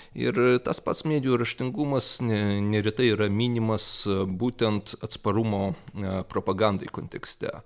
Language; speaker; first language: Lithuanian; non-native, local second language; Russian